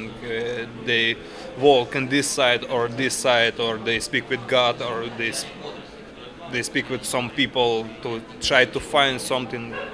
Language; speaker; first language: English; non-native, learner; Ukrainian